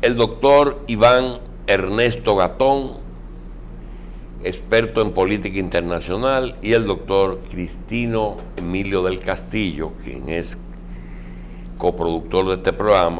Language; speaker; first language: Spanish; native; Spanish